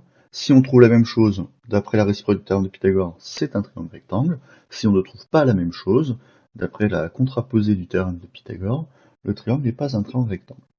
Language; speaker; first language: French; native; French